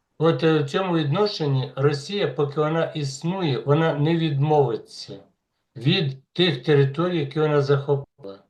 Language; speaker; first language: Ukrainian; native; Ukrainian